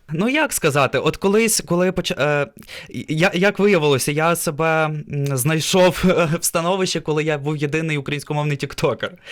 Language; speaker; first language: Ukrainian; non-native, local second language; Russian